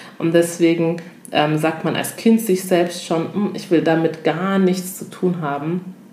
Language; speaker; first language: German; early bilingual, other home language; Ewe